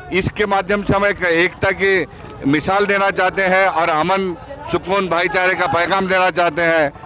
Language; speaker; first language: Hindi; non-native, local second language; Urdu